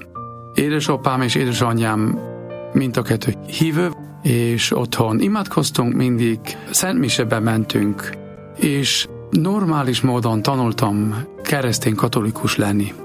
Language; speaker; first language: Hungarian; non-native, fluent; German